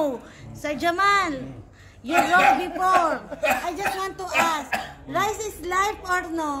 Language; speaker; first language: English; non-native, local second language; Filipino